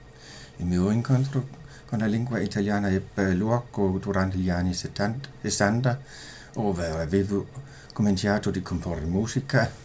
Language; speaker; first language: Italian; non-native, fluent; Danish